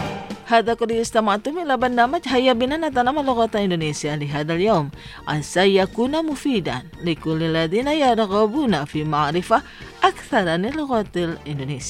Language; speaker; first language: Arabic; non-native, fluent; Indonesian